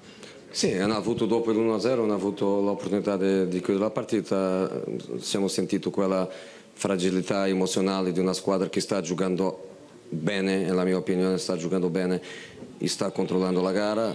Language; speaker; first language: Italian; non-native, fluent; Portuguese